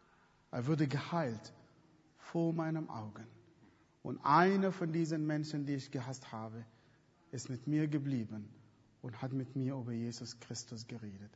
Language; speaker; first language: German; non-native, fluent; Arabic